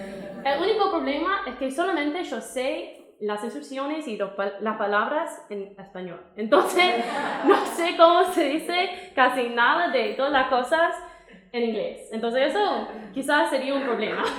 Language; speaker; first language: Spanish; non-native, fluent; English